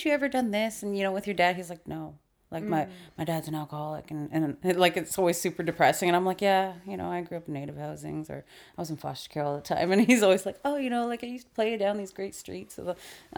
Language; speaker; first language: English; native; English